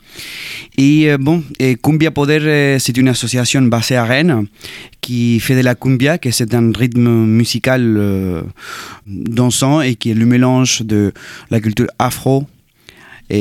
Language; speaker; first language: French; non-native, fluent; Spanish